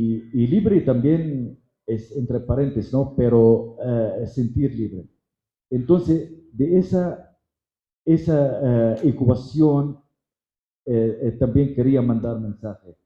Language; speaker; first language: Spanish; non-native, fluent; Arabic